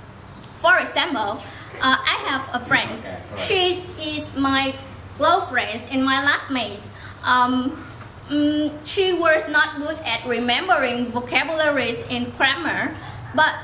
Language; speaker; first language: English; non-native, learner; Vietnamese